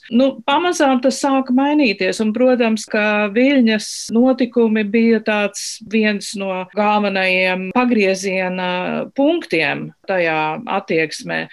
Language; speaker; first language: Latvian; native; Latvian